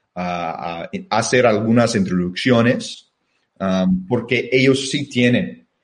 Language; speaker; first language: Spanish; non-native, fluent; English